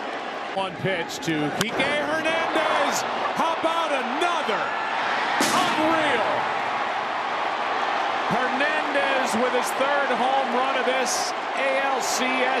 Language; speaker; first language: English; native; English